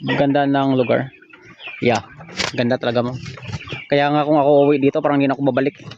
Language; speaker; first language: Filipino; non-native, local second language; Hiligaynon